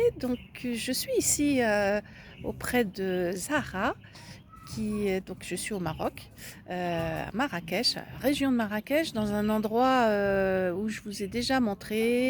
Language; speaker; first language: French; native; French